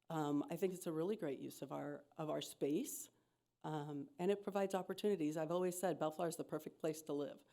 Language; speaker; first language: English; native; English